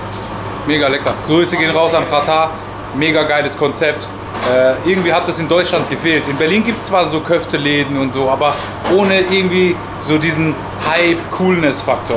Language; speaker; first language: German; native; German